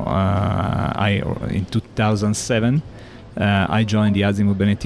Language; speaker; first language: English; non-native, fluent; Italian